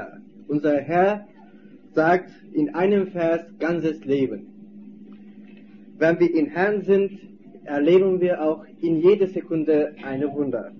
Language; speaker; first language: German; non-native, fluent; Turkish